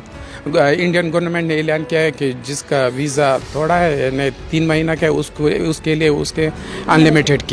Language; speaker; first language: Hindi; non-native, local second language; Persian